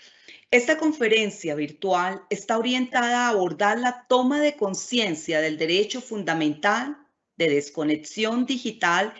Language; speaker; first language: Spanish; native; Spanish